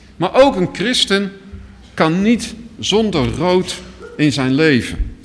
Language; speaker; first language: Dutch; native; Dutch